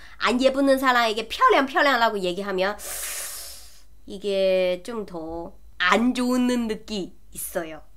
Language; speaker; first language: Korean; non-native, fluent; Chinese